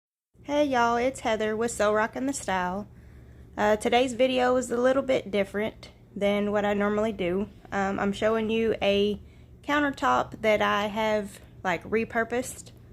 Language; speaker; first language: English; native; English